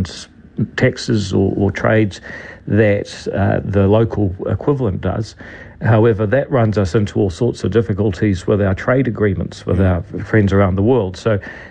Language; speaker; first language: English; native; English